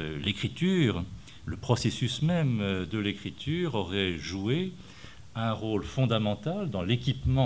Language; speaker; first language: French; native; French